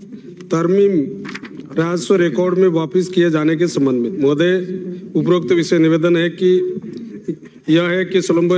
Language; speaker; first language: Hindi; native; Hindi